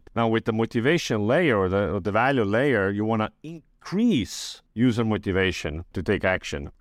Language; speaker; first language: English; non-native, fluent; Estonian